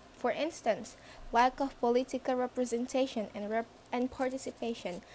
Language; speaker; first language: English; non-native, fluent; Indonesian